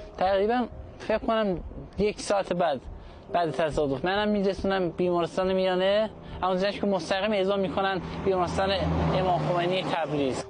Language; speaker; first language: Persian; non-native, local second language; Azerbaijani